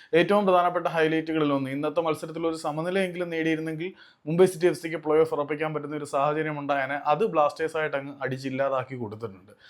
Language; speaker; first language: Malayalam; native; Malayalam